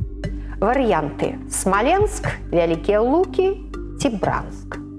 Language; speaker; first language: Belarusian; native; Belarusian